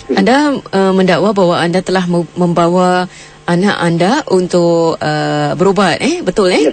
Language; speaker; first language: Malay; native; Malay